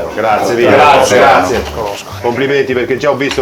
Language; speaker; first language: Italian; native; Italian